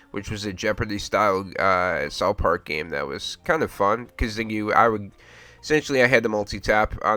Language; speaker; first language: English; native; English